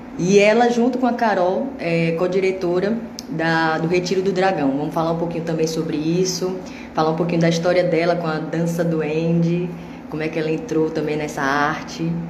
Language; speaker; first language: Portuguese; native; Portuguese